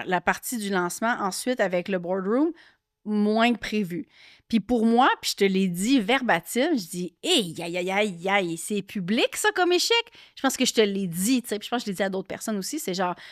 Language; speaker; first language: French; native; French